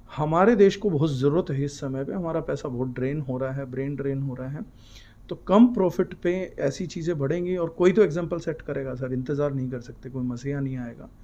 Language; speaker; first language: Hindi; native; Hindi